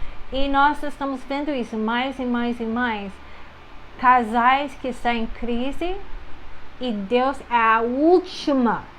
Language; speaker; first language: Portuguese; non-native, fluent; English